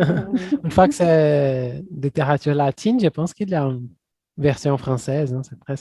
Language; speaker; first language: French; non-native, fluent; Portuguese